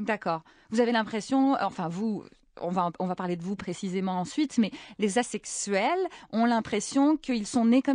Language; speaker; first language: French; native; French